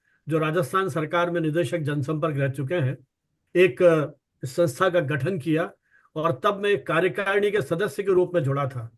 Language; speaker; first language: Hindi; native; Hindi